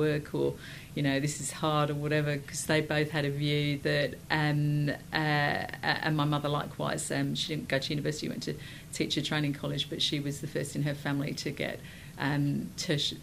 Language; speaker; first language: English; native; English